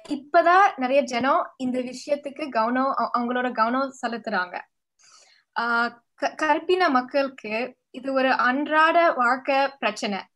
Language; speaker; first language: Tamil; early bilingual, heritage; Tamil